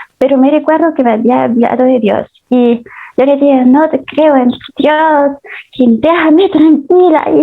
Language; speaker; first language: Spanish; early bilingual, heritage; Spanish